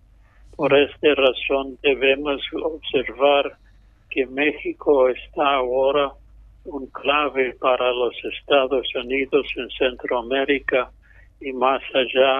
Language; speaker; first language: Spanish; non-native, fluent; English